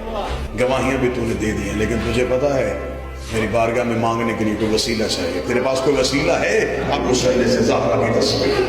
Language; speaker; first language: Urdu; native; Urdu